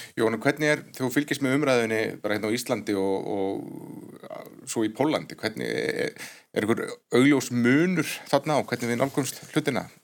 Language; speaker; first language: Icelandic; native; Icelandic